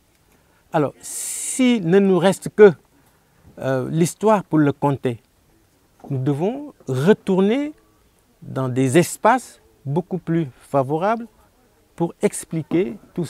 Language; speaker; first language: French; non-native, local second language; Wolof